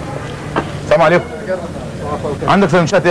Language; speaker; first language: Arabic; native; Arabic